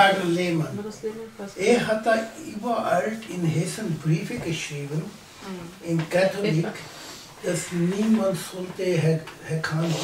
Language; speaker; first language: German; non-native, learner; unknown